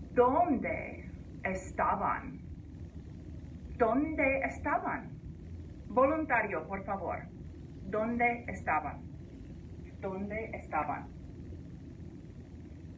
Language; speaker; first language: Spanish; non-native, fluent; English